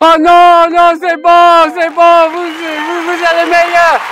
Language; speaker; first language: French; non-native, learner; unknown